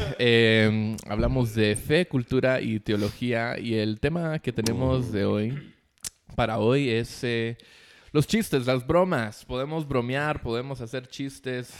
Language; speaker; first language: Spanish; native; Spanish